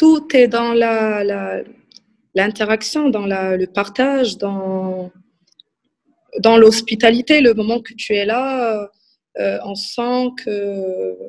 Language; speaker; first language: French; non-native, local second language; Arabic